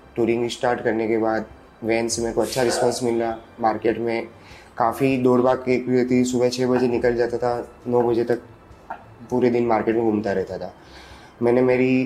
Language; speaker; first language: Hindi; native; Hindi